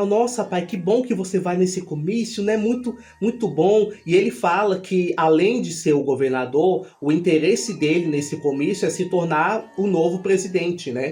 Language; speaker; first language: Portuguese; native; Portuguese